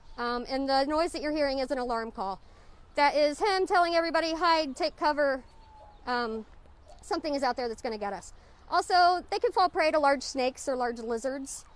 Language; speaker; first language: English; native; English